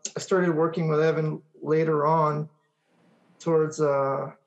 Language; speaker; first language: English; native; English